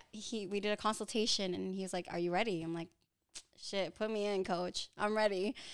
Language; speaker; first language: English; early bilingual, other home language; Filipino